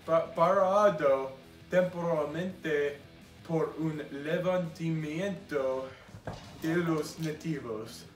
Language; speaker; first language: Spanish; non-native, learner; English